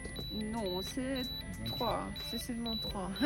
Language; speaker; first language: French; non-native, learner; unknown